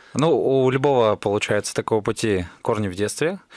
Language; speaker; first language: Russian; native; Russian